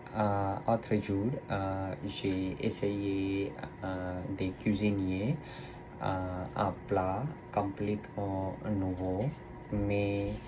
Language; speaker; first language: French; non-native, learner; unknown